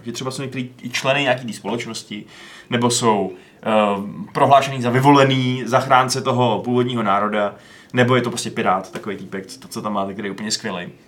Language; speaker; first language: Czech; native; Czech